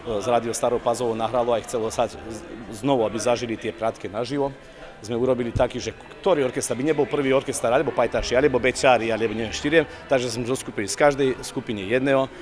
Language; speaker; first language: Slovak; native; Slovak